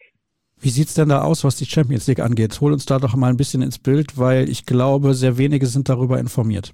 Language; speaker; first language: German; native; German